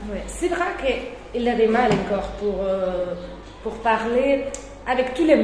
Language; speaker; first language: French; non-native, fluent; Spanish